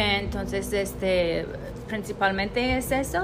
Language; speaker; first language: Spanish; non-native, fluent; English